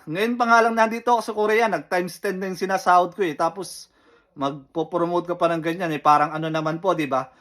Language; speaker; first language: Filipino; native; Filipino